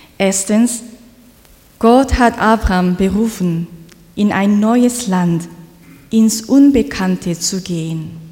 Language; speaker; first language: German; non-native, fluent; Korean